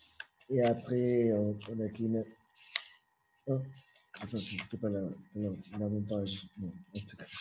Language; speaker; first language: French; non-native, fluent; Spanish